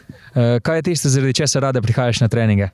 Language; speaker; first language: Slovenian; native; Slovenian